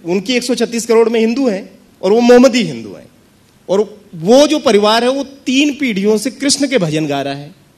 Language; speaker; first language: Hindi; native; Hindi